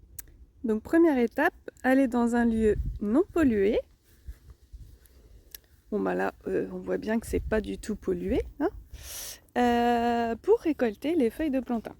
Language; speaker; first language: French; native; French